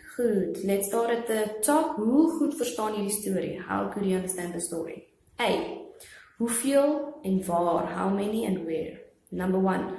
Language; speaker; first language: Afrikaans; non-native, local second language; English